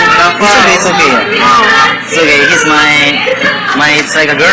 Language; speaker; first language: English; non-native, learner; Cebuano